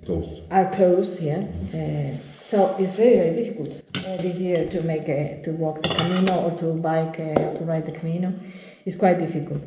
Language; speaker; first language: English; non-native, fluent; Spanish